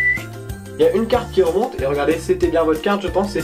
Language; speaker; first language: French; native; French